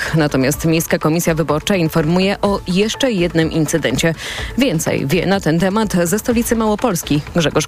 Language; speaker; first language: Polish; native; Polish